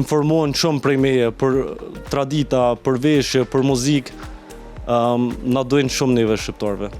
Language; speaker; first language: Albanian; early bilingual, heritage; Albanian